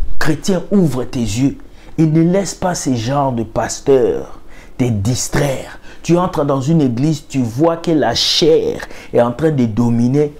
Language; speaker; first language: French; non-native, local second language; Lingala